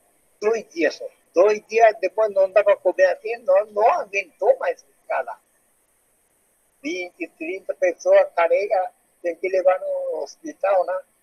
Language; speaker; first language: Portuguese; non-native, learner; Japanese